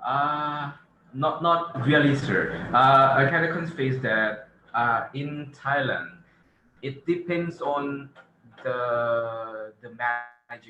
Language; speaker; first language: English; non-native, fluent; Thai